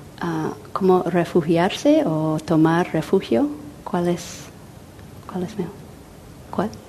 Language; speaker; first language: Spanish; non-native, fluent; English